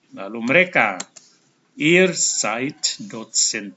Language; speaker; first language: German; non-native, fluent; Indonesian